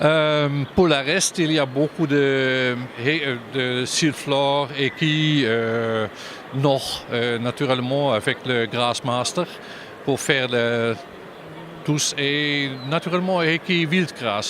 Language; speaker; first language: French; non-native, learner; German